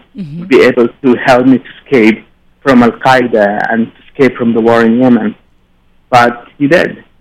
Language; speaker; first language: English; non-native, fluent; Arabic